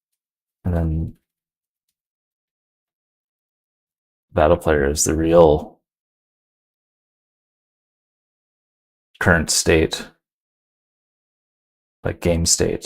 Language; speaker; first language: English; native; English